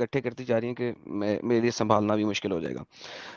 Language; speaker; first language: Hindi; native; Hindi